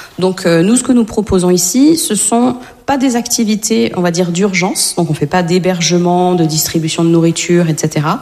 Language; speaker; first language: French; native; French